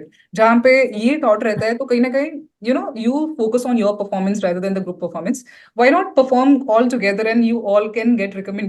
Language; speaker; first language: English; non-native, local second language; Hindi